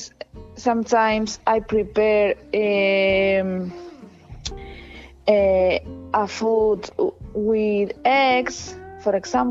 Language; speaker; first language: English; non-native, learner; Spanish